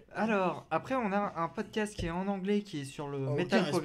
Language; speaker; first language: French; native; French